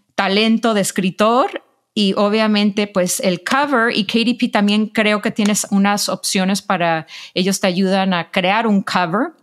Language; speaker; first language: Spanish; early bilingual, heritage; Spanish